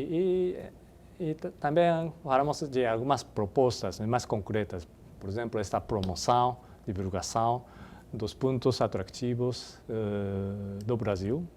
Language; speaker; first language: Portuguese; non-native, fluent; Japanese